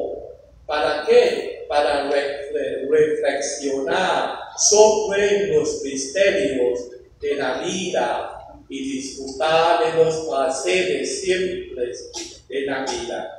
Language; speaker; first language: Spanish; non-native, fluent; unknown